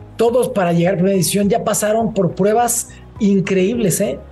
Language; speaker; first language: Spanish; native; Spanish